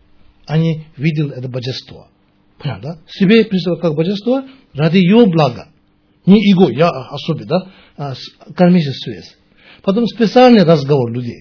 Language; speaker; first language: Russian; non-native, learner; Tibetan